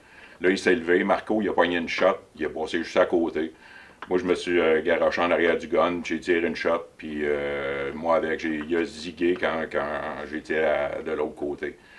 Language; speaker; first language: French; native; French